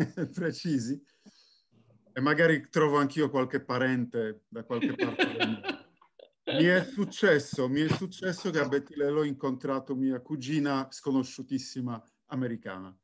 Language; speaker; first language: Italian; non-native, fluent; Polish